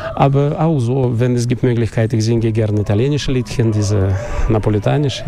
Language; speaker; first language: German; non-native, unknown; Russian